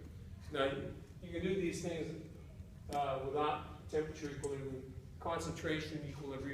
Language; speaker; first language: English; native; English